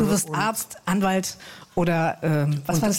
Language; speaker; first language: German; native; German